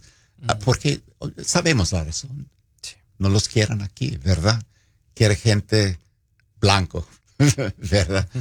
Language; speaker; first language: Spanish; non-native, fluent; English